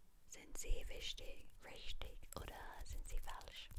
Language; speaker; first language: German; non-native, learner; English